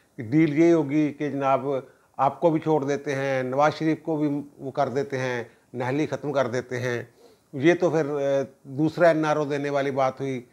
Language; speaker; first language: Urdu; non-native, local second language; Punjabi